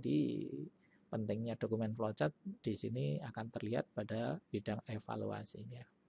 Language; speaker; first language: Indonesian; native; Indonesian